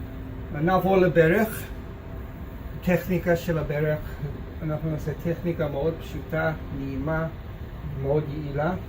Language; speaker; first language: Hebrew; non-native, fluent; English